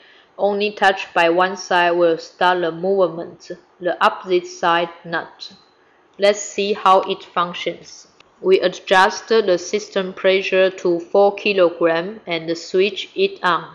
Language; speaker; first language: English; non-native, fluent; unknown